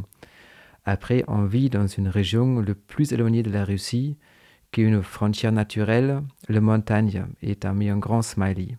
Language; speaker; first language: French; non-native, fluent; German